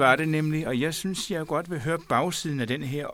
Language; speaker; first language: Danish; native; Danish